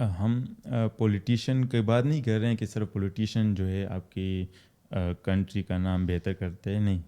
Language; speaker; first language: Urdu; non-native, local second language; Pashto